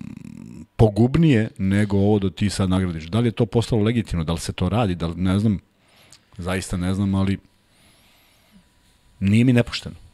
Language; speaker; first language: Serbian; native; Serbian